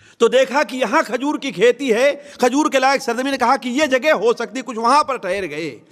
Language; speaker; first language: Urdu; native; Urdu